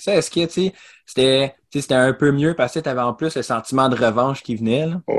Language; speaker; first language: French; native; French